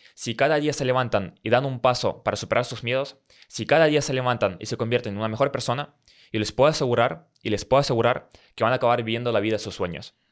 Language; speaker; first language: Spanish; early bilingual, other home language; Russian